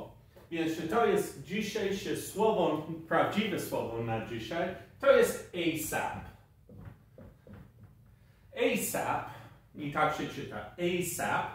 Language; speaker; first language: Polish; non-native, fluent; English